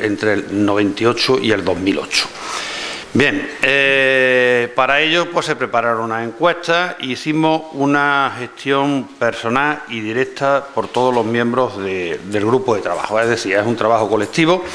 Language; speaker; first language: Spanish; native; Spanish